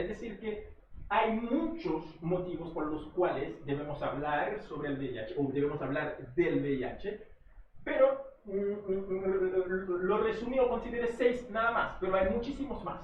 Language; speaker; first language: Spanish; non-native, fluent; Haitian Creole